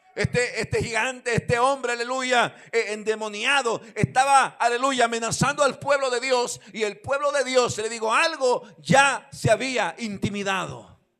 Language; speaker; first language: Spanish; native; Spanish